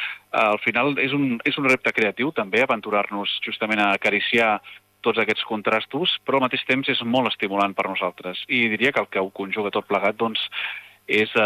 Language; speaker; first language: Catalan; native; Catalan